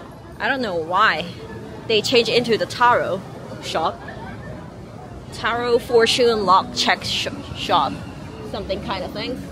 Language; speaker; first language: English; non-native, learner; Korean